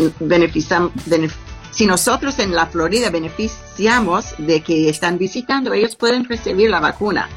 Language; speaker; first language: Spanish; non-native, learner; English